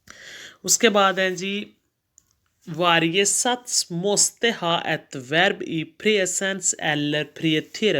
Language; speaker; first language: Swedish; non-native, fluent; Urdu